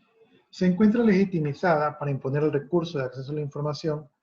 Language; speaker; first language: Spanish; native; Spanish